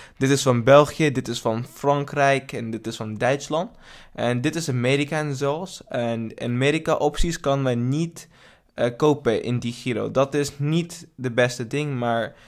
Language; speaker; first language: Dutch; non-native, learner; English